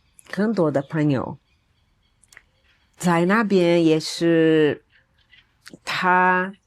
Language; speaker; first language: Chinese; non-native, learner; Portuguese